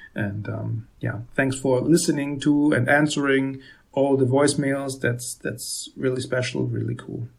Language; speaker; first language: English; non-native, fluent; German